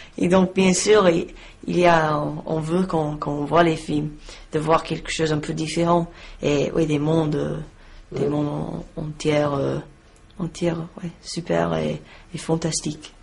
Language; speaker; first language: French; non-native, learner; English